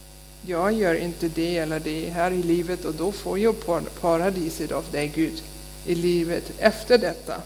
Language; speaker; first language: Swedish; non-native, fluent; German